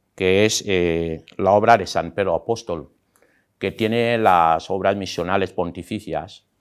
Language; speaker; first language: Spanish; non-native, local second language; Fang